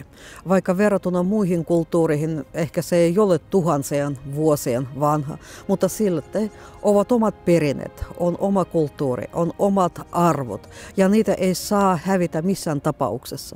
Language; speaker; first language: Finnish; non-native, fluent; Russian